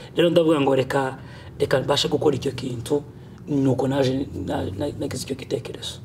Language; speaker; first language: Kinyarwanda; early bilingual, heritage; Kinyarwanda